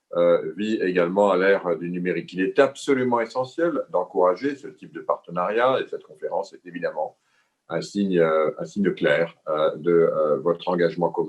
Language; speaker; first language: French; native; French